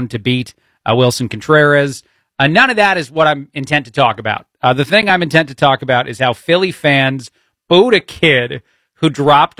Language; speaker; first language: English; native; English